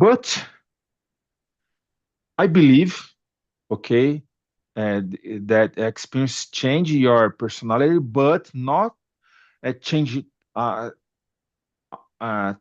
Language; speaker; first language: English; non-native, learner; Portuguese